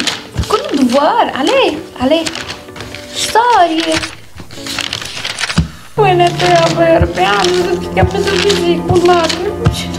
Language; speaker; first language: Arabic; native; Arabic